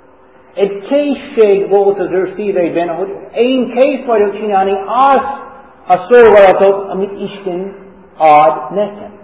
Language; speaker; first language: Hungarian; non-native, learner; English